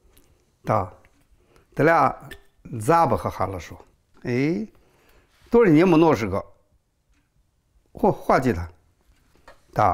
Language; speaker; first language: Russian; non-native, learner; Chinese